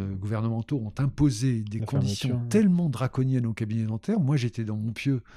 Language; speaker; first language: French; native; French